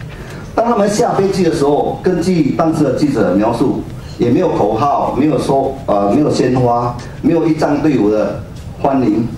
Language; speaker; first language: Chinese; native; Chinese